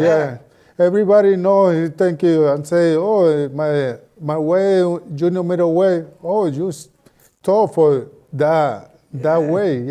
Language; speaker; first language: English; non-native, learner; Spanish